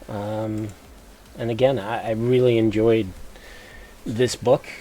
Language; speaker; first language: English; native; English